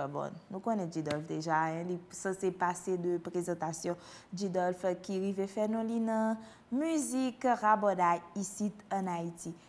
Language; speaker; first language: French; non-native, local second language; Haitian Creole